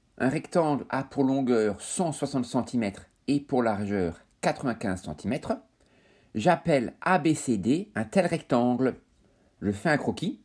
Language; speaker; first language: French; native; French